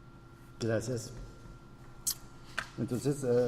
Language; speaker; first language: Spanish; non-native, fluent; French